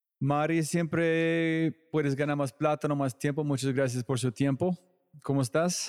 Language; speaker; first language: Spanish; non-native, fluent; English